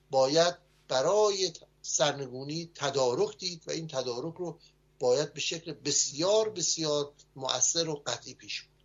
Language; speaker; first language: Persian; native; Persian